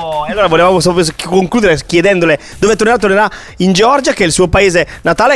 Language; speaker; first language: Italian; native; Italian